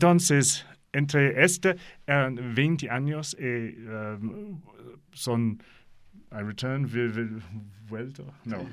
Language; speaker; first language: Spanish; non-native, learner; English